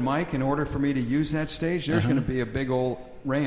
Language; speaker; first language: English; native; English